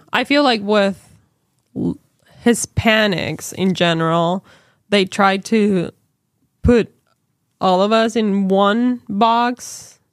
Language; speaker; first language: English; non-native, fluent; Spanish